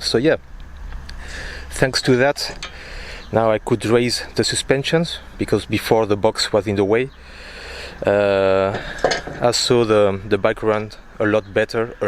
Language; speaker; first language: English; non-native, fluent; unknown